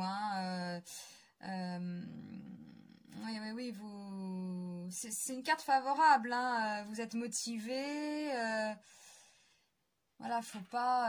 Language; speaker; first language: French; native; French